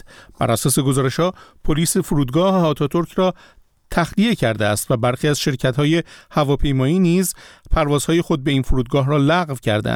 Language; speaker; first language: Persian; native; Persian